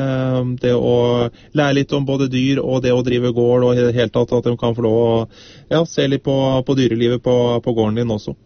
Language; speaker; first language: Norwegian; native; Norwegian